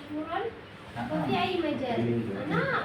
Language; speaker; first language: Arabic; non-native, learner; Indonesian